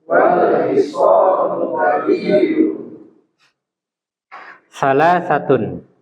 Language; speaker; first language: Arabic; non-native, fluent; Indonesian